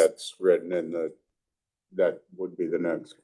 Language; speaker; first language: English; native; English